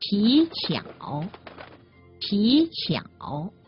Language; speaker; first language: Chinese; native; Chinese